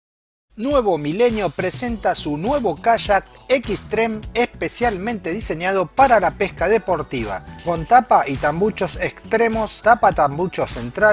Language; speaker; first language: Spanish; native; Spanish